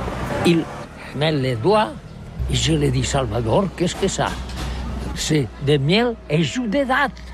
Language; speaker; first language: French; non-native, learner; Catalan